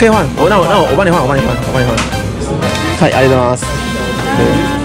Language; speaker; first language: Chinese; native; Chinese